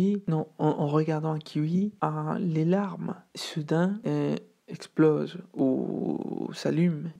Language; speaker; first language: French; non-native, fluent; Spanish